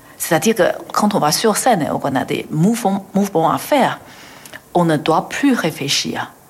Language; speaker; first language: French; non-native, fluent; Chinese